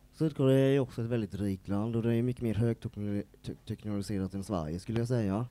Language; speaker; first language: Swedish; native; Swedish